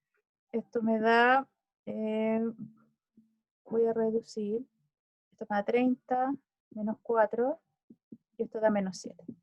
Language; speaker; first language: Spanish; native; Spanish